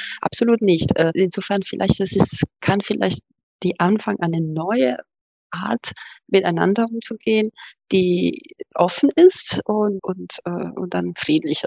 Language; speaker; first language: German; non-native, fluent; Italian